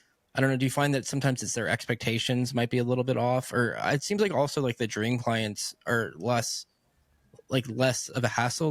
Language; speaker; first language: English; native; English